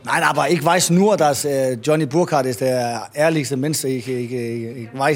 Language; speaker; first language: German; non-native, learner; Danish